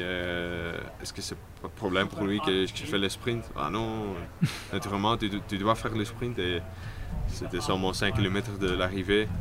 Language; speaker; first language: French; non-native, local second language; Dutch